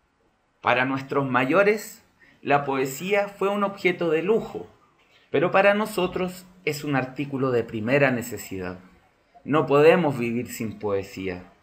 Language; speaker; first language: Spanish; native; Spanish